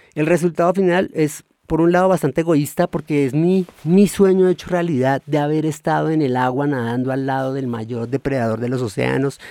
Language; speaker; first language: Spanish; native; Spanish